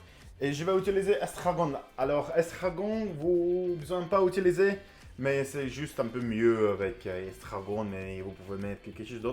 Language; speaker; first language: French; non-native, learner; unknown